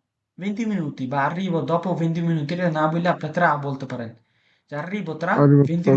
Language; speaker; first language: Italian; non-native, learner; Bangla